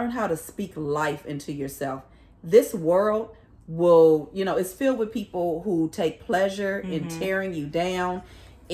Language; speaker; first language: English; native; English